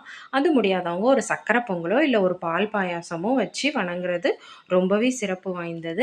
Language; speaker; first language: Tamil; native; Tamil